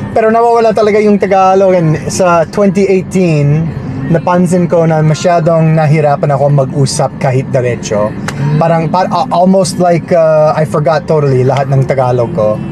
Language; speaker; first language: Filipino; non-native, fluent; English